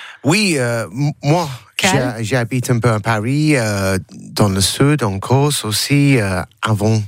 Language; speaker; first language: French; non-native, learner; English